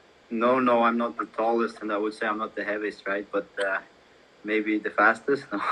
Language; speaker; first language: English; non-native, fluent; German